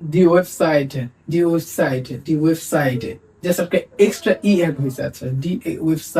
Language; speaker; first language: German; non-native, learner; Bangla